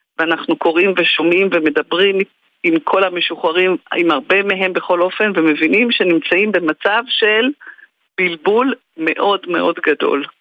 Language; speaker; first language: Hebrew; native; Hebrew